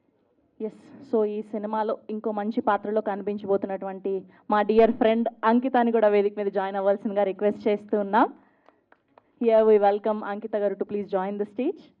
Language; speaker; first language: Telugu; native; Telugu